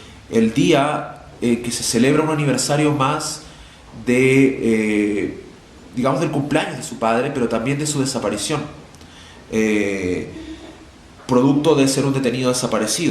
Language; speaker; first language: Spanish; native; Spanish